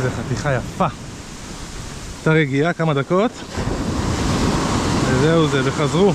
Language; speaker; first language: Hebrew; native; Hebrew